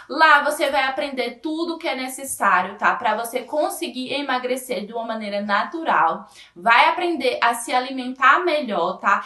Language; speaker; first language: Portuguese; native; Portuguese